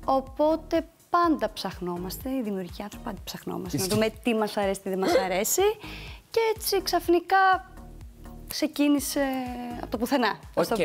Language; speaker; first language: Greek; native; Greek